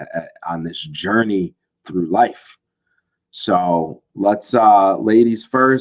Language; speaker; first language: English; native; English